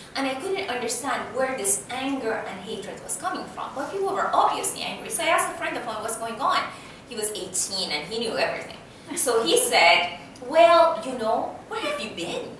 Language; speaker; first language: English; non-native, fluent; Persian